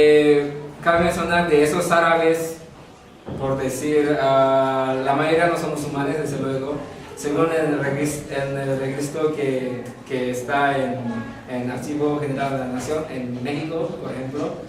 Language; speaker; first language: Spanish; non-native, fluent; Javanese